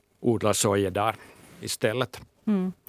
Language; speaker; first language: Swedish; non-native, local second language; Finnish